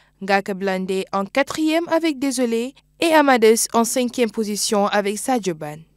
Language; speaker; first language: French; non-native, local second language; Wolof